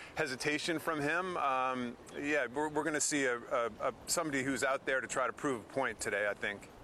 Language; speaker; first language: English; native; English